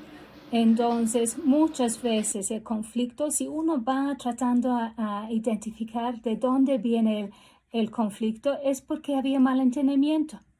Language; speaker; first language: Spanish; non-native, fluent; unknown